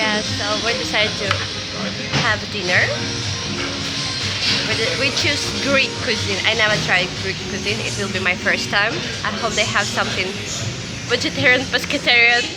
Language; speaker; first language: English; non-native, learner; Russian